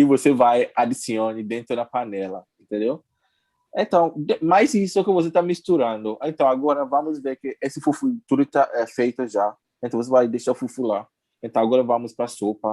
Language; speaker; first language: Portuguese; non-native, learner; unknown